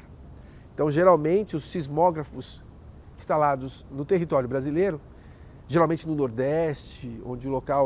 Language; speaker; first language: Portuguese; native; Portuguese